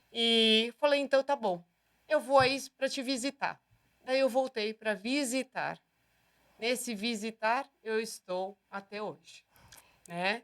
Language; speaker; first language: Portuguese; native; Portuguese